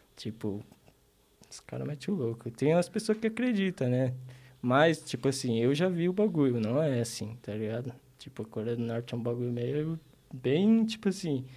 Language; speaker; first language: Portuguese; early bilingual, other home language; Korean